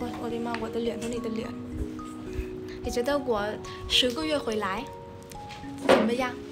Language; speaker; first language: Chinese; non-native, fluent; Vietnamese